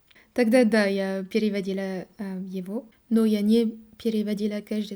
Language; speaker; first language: Russian; non-native, learner; French